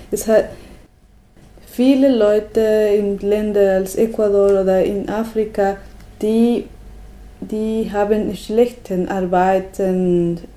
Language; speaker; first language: German; non-native, learner; Spanish